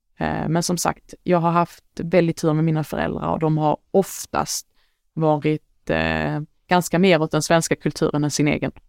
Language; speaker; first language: Swedish; early bilingual, other home language; Arabic